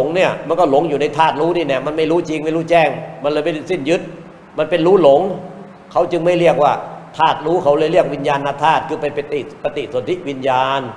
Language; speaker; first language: Thai; native; Thai